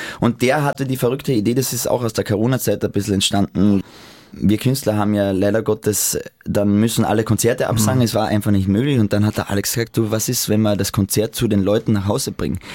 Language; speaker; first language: German; native; German